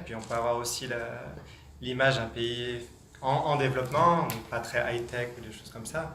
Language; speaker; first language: French; native; French